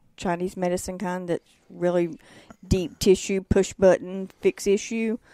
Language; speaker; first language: English; native; English